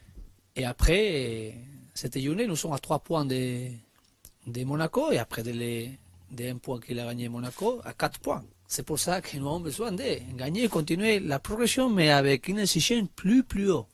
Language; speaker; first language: French; non-native, learner; Spanish